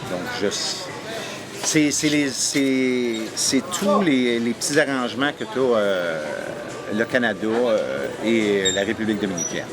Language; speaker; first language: French; native; French